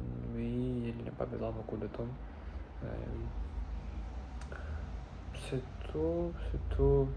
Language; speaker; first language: French; non-native, learner; Russian